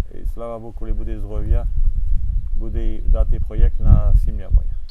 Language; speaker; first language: Ukrainian; non-native, learner; French